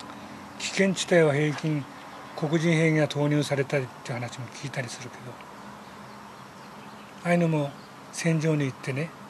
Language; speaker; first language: Japanese; native; Japanese